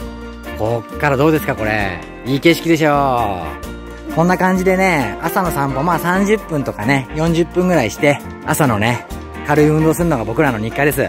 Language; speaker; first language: Japanese; native; Japanese